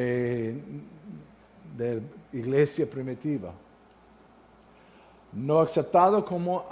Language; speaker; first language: Spanish; non-native, learner; English